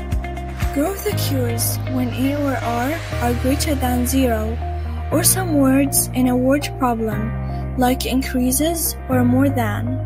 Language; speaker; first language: English; non-native, fluent; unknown